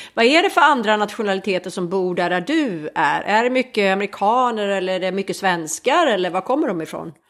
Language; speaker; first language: Swedish; native; Swedish